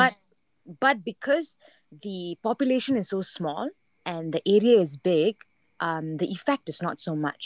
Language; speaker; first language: English; non-native, local second language; Tamil